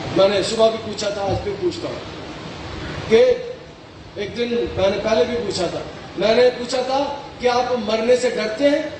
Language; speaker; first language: Urdu; non-native, local second language; Punjabi